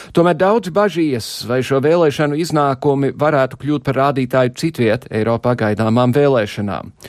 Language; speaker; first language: Latvian; early bilingual, heritage; Latvian